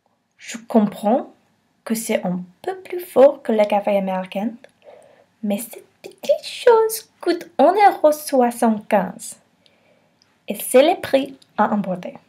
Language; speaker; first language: French; non-native, learner; English